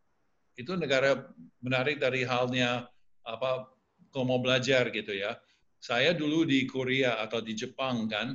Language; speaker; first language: Indonesian; non-native, fluent; English